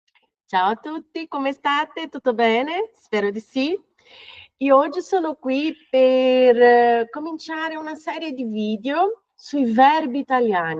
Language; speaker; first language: Italian; non-native, fluent; Portuguese